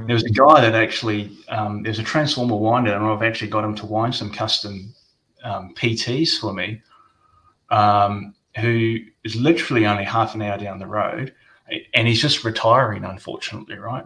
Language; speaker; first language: English; native; English